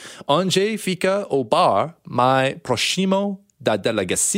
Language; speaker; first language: Portuguese; non-native, learner; English